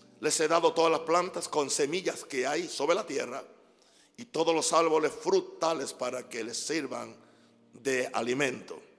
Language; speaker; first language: Spanish; non-native, fluent; English